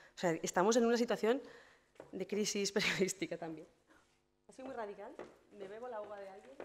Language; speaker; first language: Spanish; native; Spanish